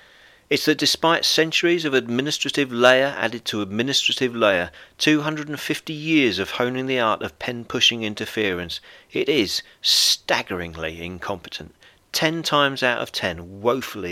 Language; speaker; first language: English; native; English